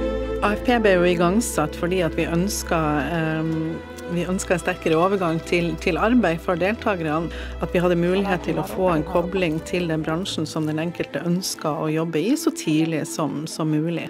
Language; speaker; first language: Norwegian; native; Norwegian